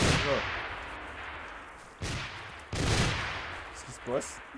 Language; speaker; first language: French; native; French